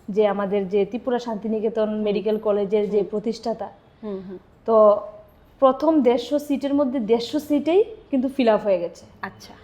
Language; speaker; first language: Bangla; native; Bangla